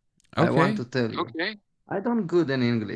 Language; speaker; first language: English; non-native, learner; Hebrew